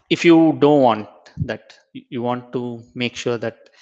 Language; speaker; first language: English; non-native, local second language; Tamil